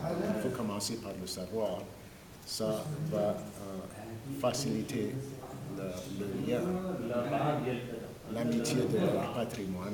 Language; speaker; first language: French; non-native, fluent; English